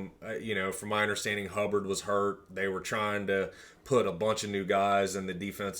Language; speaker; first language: English; native; English